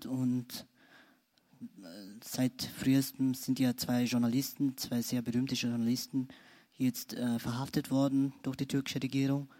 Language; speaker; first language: German; non-native, fluent; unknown